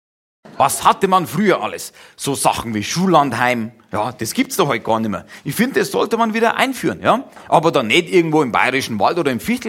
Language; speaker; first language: German; native; German